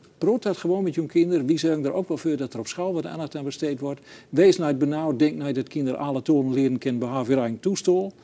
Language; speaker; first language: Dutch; native; Dutch